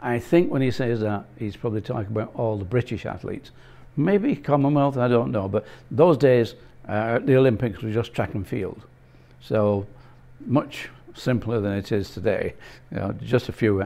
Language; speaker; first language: English; native; English